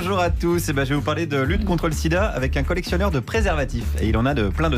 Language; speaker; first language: French; native; French